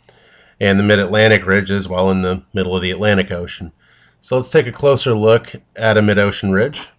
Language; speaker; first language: English; native; English